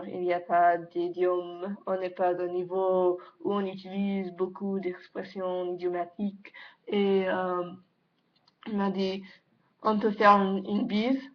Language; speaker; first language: French; non-native, learner; English